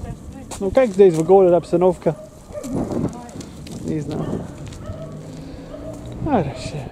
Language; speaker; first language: Russian; non-native, learner; English